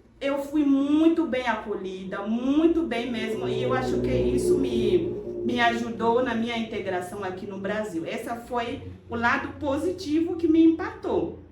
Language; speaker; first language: Portuguese; non-native, fluent; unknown